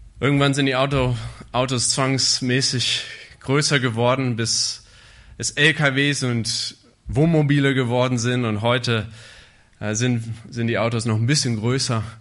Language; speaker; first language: German; native; German